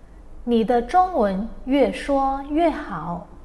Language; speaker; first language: Chinese; non-native, fluent; Indonesian